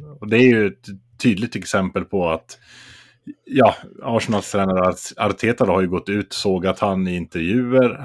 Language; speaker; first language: Swedish; native; Swedish